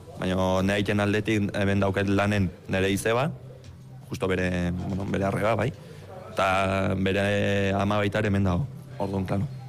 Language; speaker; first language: Basque; early bilingual, other home language; Romanian